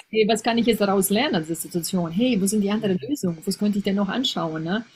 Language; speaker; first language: German; non-native, fluent; Bosnian